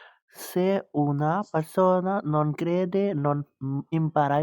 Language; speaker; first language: Italian; non-native, learner; Bangla